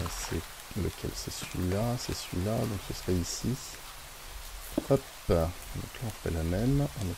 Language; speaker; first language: French; native; French